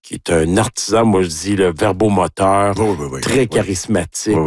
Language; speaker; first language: French; native; French